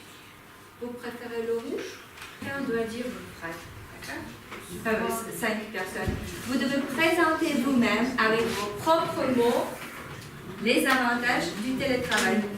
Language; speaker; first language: French; non-native, fluent; Ukrainian